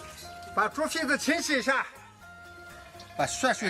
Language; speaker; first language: Chinese; native; Chinese